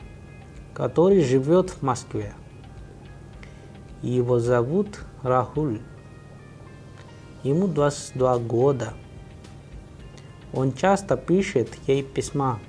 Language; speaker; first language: Russian; non-native, fluent; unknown